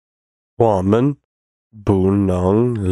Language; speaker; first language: Chinese; non-native, learner; English